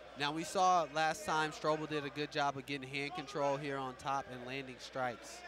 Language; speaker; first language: English; native; English